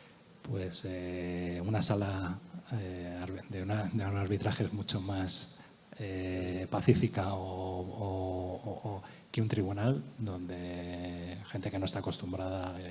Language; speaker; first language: Spanish; native; Spanish